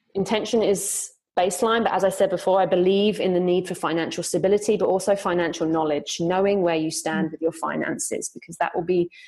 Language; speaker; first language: English; native; English